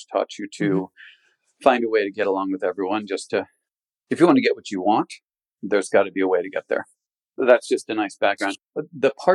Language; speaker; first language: English; native; English